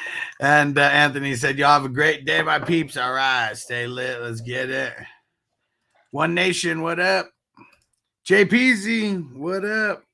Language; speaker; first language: English; native; English